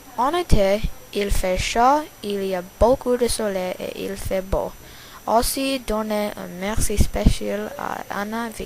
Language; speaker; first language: French; non-native, learner; English